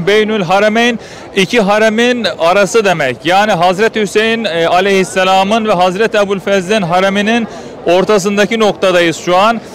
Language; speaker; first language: Turkish; native; Turkish